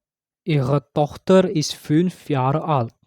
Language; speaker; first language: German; non-native, fluent; Indonesian